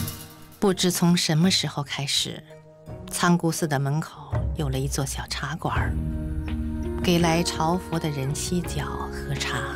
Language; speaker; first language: Chinese; native; Chinese